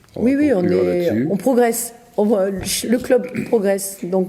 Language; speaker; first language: French; native; French